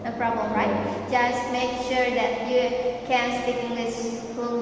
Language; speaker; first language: English; non-native, learner; Indonesian